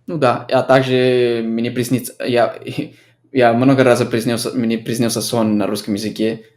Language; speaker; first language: Russian; non-native, fluent; English